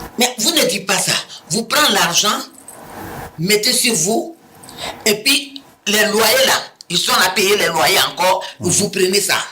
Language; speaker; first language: French; non-native, local second language; Mandingo